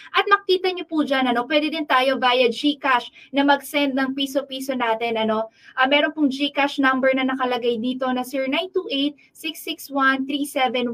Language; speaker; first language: Filipino; non-native, local second language; Pampanga